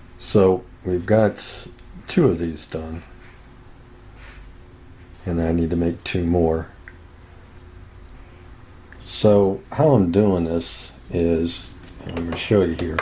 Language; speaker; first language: English; native; English